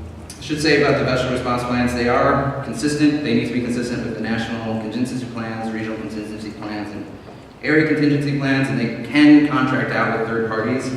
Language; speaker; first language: English; native; English